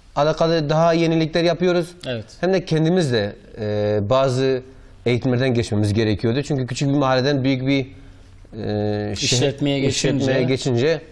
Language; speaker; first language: Turkish; native; Turkish